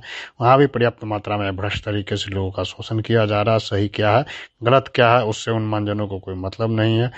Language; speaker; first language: Hindi; native; Hindi